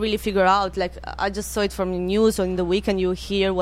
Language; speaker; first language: English; non-native, fluent; Italian